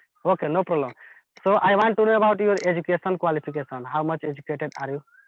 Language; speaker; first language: English; non-native, learner; Hindi